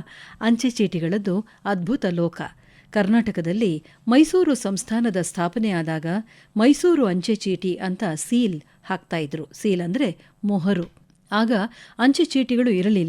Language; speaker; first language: Kannada; native; Kannada